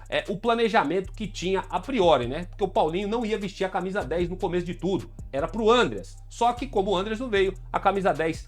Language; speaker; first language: Portuguese; native; Portuguese